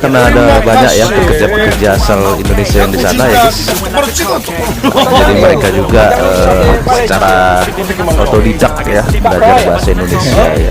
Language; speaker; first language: Indonesian; native; Indonesian